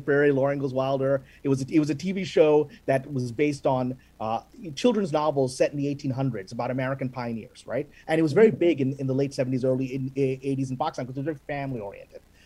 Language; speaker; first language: English; non-native, local second language; Urdu